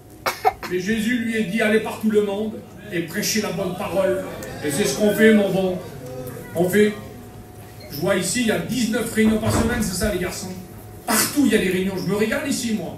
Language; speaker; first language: French; native; French